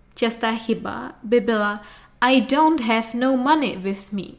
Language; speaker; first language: English; non-native, fluent; Czech